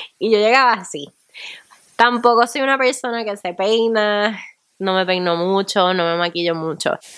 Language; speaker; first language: Spanish; native; Spanish